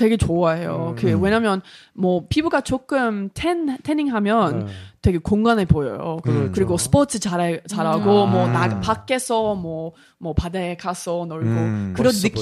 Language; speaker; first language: Korean; non-native, learner; English